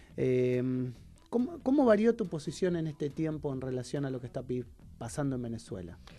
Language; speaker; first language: Spanish; native; Spanish